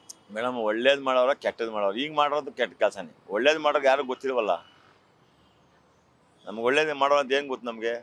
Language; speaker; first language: Kannada; native; Kannada